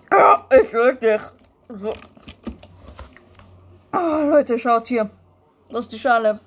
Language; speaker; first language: German; early bilingual, other home language; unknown